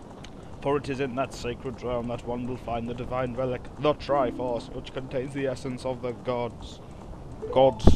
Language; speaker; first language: English; native; English